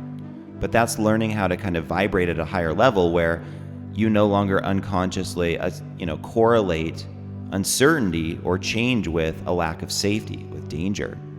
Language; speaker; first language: English; native; English